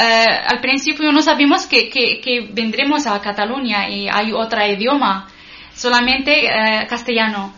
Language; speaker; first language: Spanish; non-native, learner; Arabic